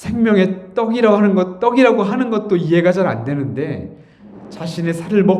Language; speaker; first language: Korean; native; Korean